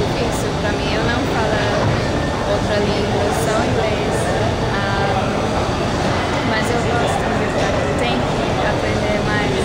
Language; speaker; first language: Portuguese; non-native, learner; English